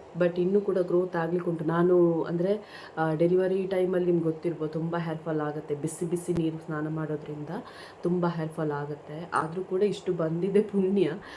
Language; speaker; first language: Kannada; non-native, local second language; Tulu